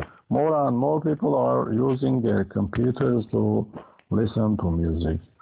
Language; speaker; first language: English; non-native, fluent; Persian